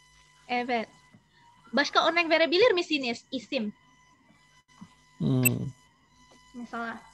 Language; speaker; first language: Turkish; non-native, fluent; Indonesian